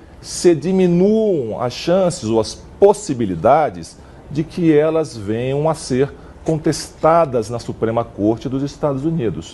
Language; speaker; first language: Portuguese; native; Portuguese